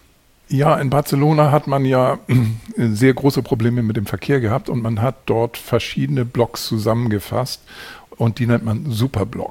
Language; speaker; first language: German; native; German